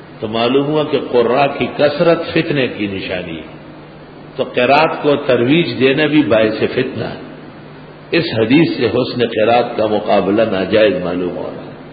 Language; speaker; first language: Urdu; non-native, local second language; Pashto